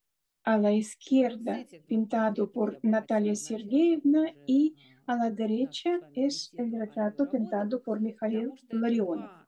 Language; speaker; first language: Spanish; non-native, fluent; Russian